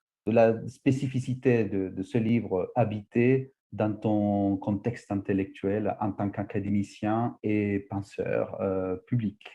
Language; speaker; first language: French; non-native, fluent; Spanish